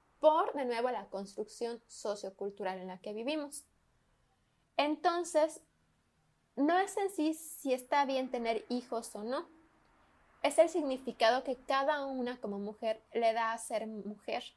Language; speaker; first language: Spanish; native; Spanish